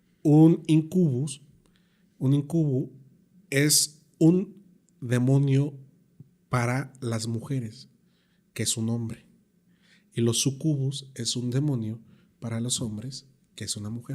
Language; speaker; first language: Spanish; native; Spanish